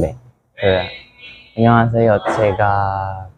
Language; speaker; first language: Korean; non-native, learner; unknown